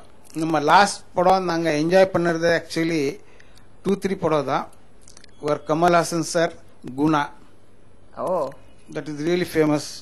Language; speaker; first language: Tamil; non-native, local second language; Marathi